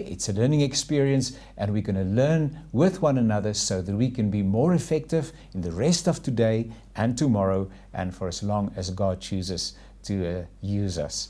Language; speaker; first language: English; non-native, local second language; Afrikaans